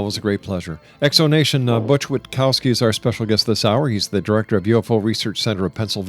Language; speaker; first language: English; native; English